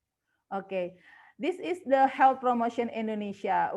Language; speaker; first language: English; non-native, learner; Indonesian